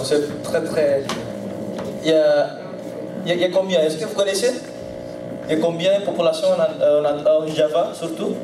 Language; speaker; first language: French; non-native, learner; Indonesian